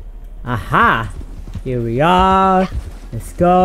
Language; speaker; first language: English; early bilingual, heritage; Indonesian